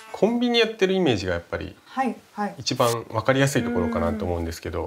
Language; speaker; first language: Japanese; native; Japanese